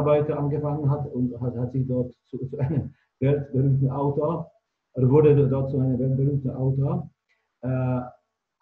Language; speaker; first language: German; non-native, fluent; Czech